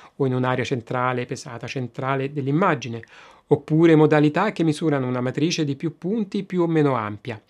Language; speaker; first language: Italian; native; Italian